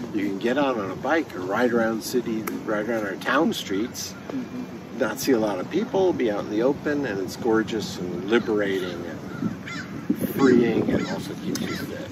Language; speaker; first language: English; native; English